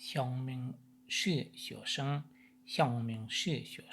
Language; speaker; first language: Chinese; non-native, learner; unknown